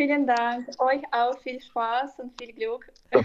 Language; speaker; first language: German; non-native, fluent; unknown